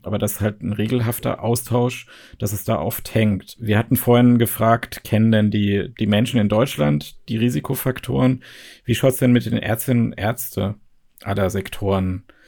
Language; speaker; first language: German; native; German